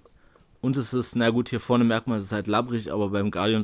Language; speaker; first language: German; native; German